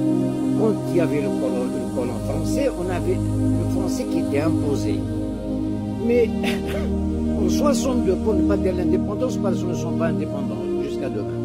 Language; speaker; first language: French; non-native, local second language; Kabyle